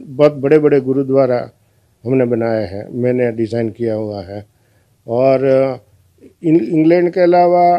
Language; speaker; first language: Hindi; non-native, local second language; Gujarati